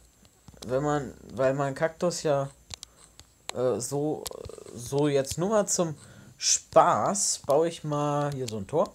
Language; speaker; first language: German; native; German